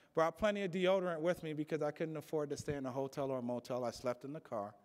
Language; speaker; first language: English; native; English